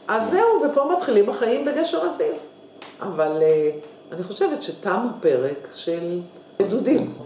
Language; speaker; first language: Hebrew; native; Hebrew